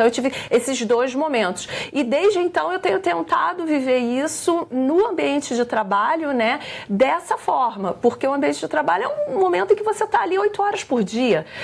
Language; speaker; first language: Portuguese; native; Portuguese